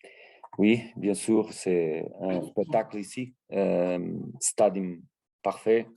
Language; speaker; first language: French; non-native, learner; Portuguese